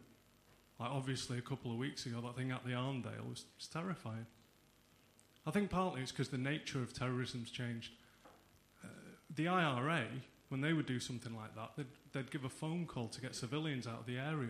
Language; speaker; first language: English; native; English